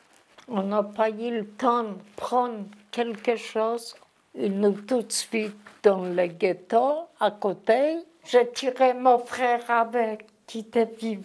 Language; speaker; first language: French; non-native, learner; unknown